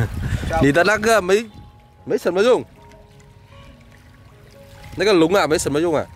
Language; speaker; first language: Chinese; non-native, learner; Vietnamese